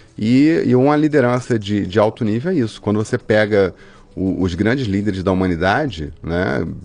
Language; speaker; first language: Portuguese; native; Portuguese